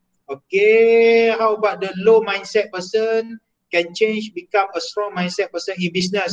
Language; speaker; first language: English; non-native, local second language; Malay